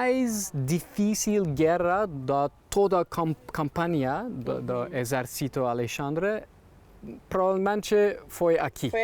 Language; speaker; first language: Portuguese; non-native, learner; Turkish